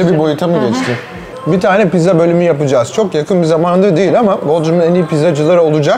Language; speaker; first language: Turkish; native; Turkish